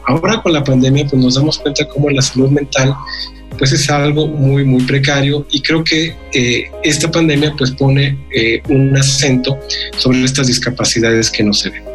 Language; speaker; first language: Spanish; native; Spanish